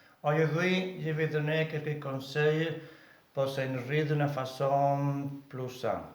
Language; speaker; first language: French; non-native, learner; Spanish